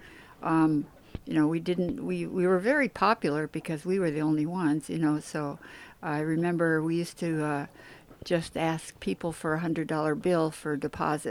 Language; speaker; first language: English; native; English